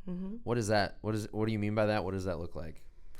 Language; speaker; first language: English; native; English